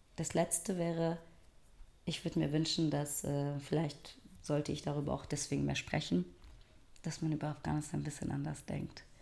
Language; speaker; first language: German; early bilingual, other home language; Persian